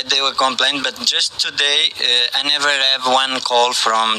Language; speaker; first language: English; non-native, learner; Portuguese